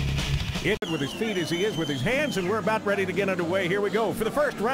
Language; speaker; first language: English; native; English